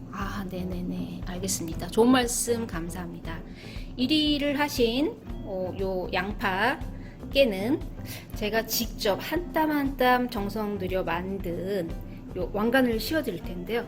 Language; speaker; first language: Korean; native; Korean